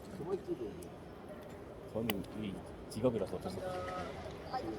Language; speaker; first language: Korean; native; Korean